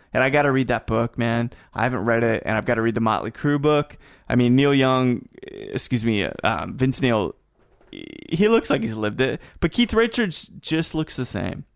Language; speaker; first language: English; native; English